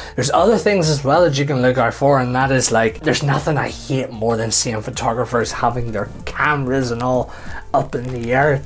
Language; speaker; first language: English; native; English